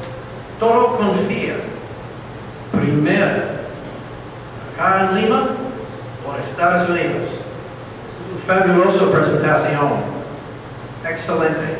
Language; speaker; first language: Spanish; non-native, learner; English